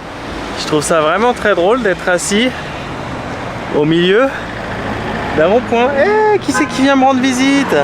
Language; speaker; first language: French; native; French